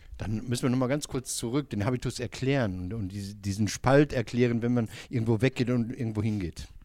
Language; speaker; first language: German; native; German